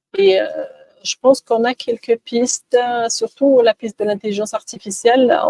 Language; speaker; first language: French; non-native, local second language; Arabic